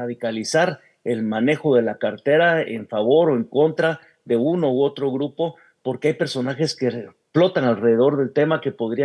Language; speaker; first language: Spanish; native; Spanish